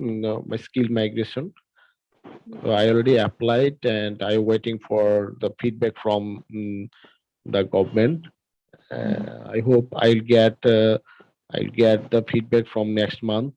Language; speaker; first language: English; non-native, learner; Bangla